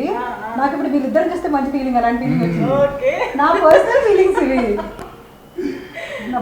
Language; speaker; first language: Telugu; native; Telugu